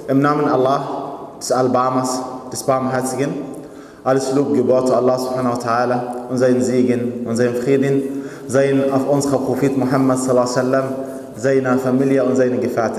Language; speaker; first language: German; non-native, fluent; Arabic